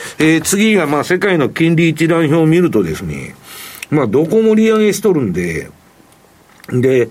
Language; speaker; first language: Japanese; native; Japanese